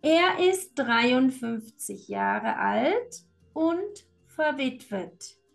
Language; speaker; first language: German; non-native, fluent; Spanish